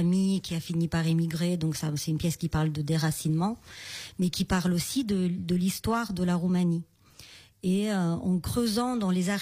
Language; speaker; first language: French; non-native, fluent; Romanian